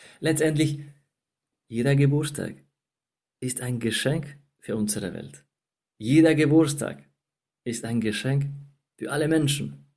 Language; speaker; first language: German; non-native, fluent; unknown